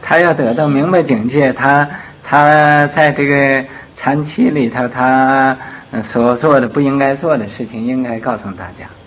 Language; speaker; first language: Chinese; native; Chinese